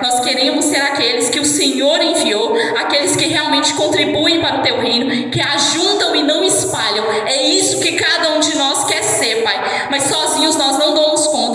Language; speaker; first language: Portuguese; native; Portuguese